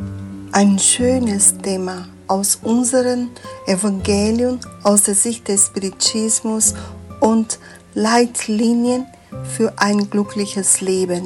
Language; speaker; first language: German; non-native, fluent; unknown